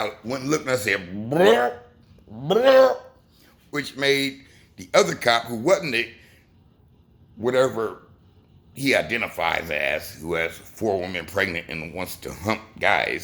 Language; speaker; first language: English; native; English